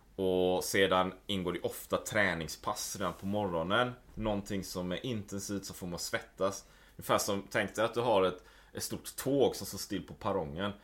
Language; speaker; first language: Swedish; native; Swedish